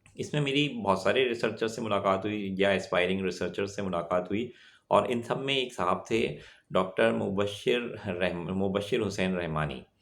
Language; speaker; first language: Urdu; native; Urdu